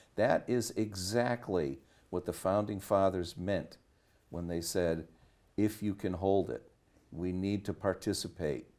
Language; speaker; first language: English; native; English